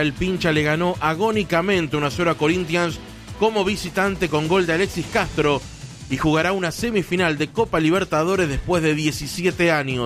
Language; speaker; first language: Spanish; native; Spanish